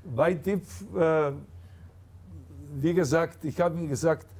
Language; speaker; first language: German; non-native, fluent; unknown